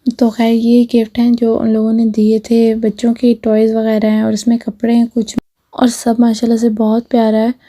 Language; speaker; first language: Urdu; native; Urdu